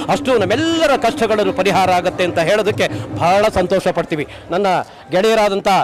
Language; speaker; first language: Kannada; native; Kannada